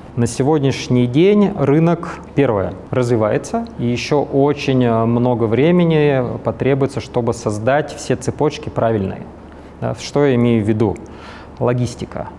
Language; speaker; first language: Russian; native; Russian